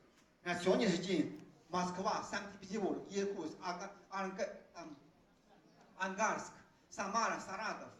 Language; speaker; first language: Russian; non-native, fluent; Chinese